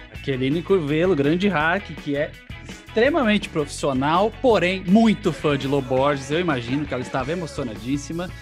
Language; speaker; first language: Portuguese; native; Portuguese